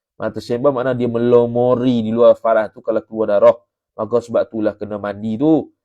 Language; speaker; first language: Malay; native; Malay